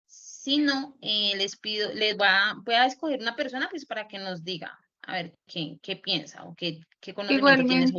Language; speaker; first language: Spanish; native; Spanish